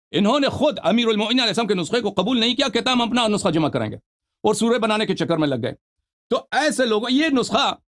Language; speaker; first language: Urdu; non-native, fluent; Persian